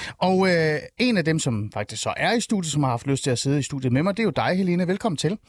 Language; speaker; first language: Danish; early bilingual, other home language; Persian